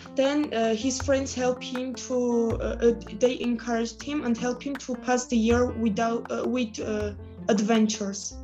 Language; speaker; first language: English; non-native, fluent; Armenian